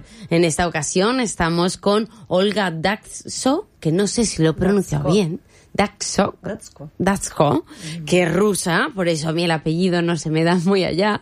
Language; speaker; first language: Spanish; native; Spanish